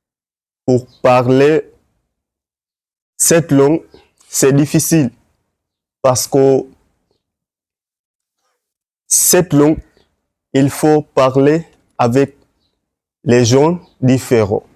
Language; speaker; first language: French; non-native, learner; Swahili